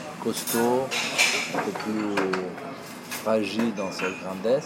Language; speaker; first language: French; non-native, fluent; Italian